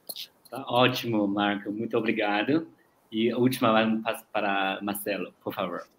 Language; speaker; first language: Portuguese; non-native, learner; Chinese